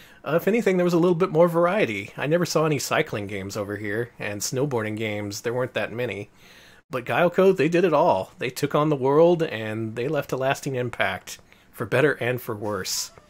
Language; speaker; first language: English; native; English